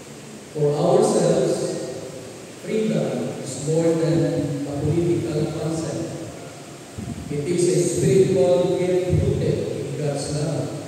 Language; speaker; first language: English; non-native, local second language; Filipino